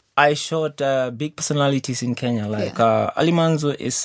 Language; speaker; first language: English; non-native, local second language; Kikuyu